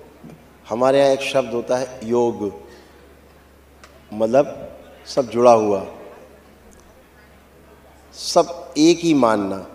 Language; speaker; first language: Hindi; native; Hindi